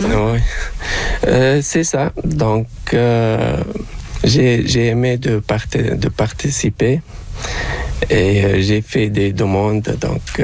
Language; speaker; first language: French; non-native, local second language; Arabic